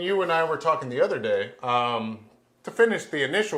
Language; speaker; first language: English; native; English